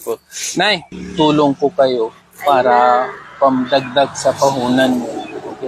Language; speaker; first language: Filipino; non-native, learner; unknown